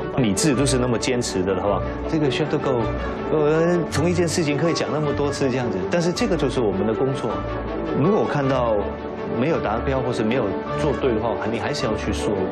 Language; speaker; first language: Chinese; non-native, local second language; Cantonese